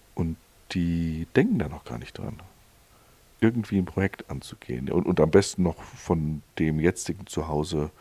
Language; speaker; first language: German; native; German